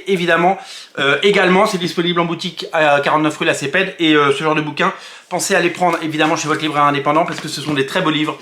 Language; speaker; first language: French; native; French